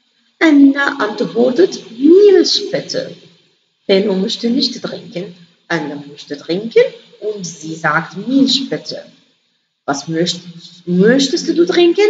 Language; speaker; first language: German; non-native, learner; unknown